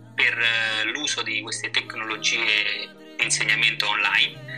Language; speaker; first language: Italian; native; Italian